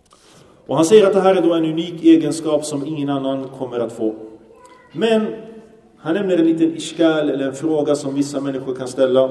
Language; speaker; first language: Swedish; early bilingual, other home language; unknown